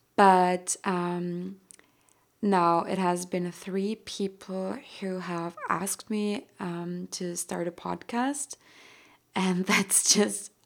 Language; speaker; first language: English; non-native, fluent; German